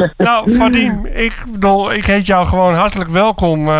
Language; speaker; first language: Dutch; native; Dutch